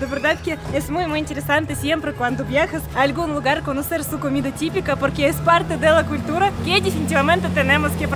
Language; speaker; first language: Spanish; non-native, fluent; Russian